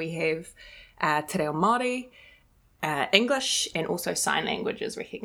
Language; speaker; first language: English; native; English